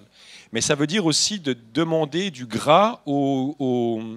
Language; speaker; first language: French; native; French